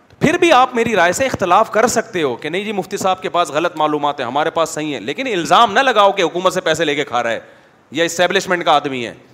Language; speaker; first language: Urdu; native; Urdu